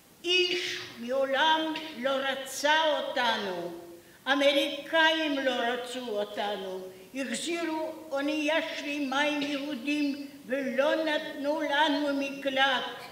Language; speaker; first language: Hebrew; non-native, fluent; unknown